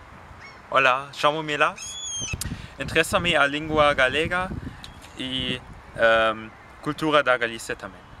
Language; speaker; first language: Galician; non-native, learner; German